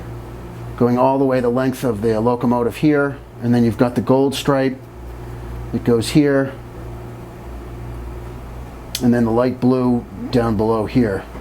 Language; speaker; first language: English; native; English